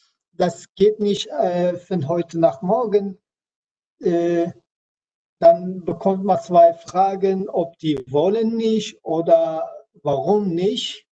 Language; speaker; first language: German; non-native, learner; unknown